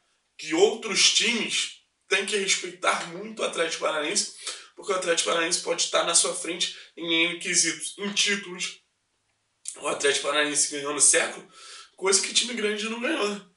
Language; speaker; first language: Portuguese; native; Portuguese